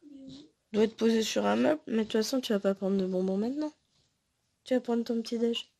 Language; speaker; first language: French; native; French